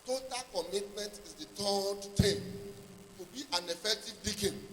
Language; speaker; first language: English; non-native, local second language; Yoruba